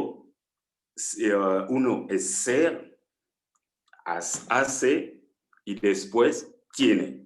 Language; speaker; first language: Spanish; non-native, fluent; French